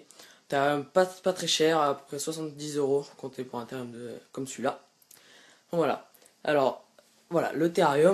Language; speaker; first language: French; native; French